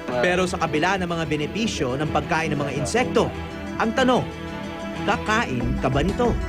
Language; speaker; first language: Filipino; native; Filipino